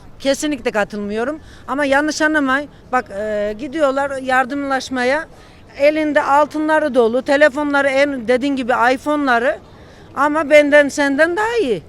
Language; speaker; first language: Turkish; non-native, fluent; Georgian